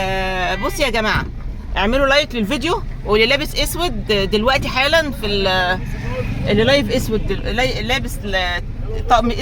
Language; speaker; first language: Arabic; native; Arabic